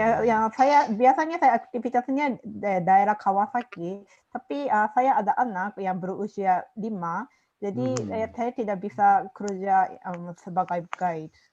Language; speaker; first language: Indonesian; non-native, fluent; Japanese